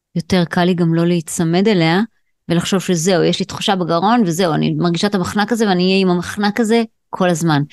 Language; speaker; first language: Hebrew; native; Hebrew